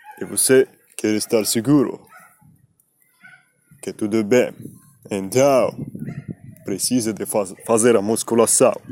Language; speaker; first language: Portuguese; non-native, learner; Spanish